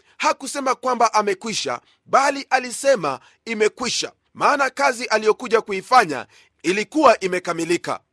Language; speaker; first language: Swahili; non-native, local second language; Luyia